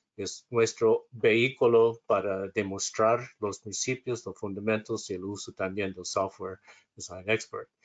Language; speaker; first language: Spanish; non-native, learner; English